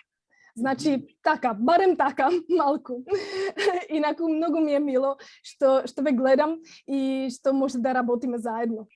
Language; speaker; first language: Macedonian; non-native, fluent; Czech